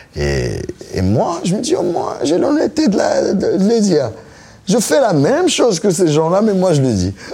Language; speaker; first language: French; non-native, local second language; Arabic